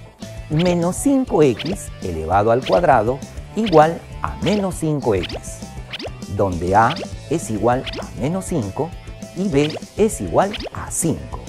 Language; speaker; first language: Spanish; native; Spanish